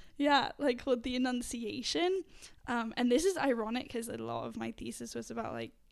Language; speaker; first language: English; native; English